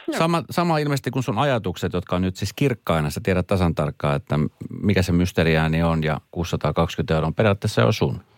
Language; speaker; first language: Finnish; early bilingual, other home language; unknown